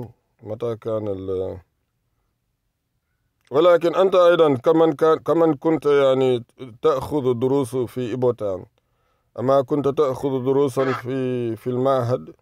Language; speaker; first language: Arabic; non-native, fluent; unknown